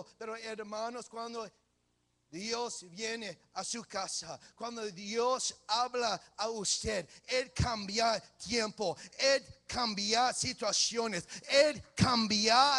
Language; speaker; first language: Spanish; early bilingual, heritage; English